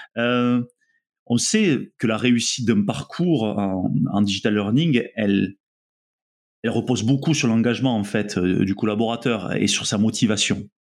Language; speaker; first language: French; native; French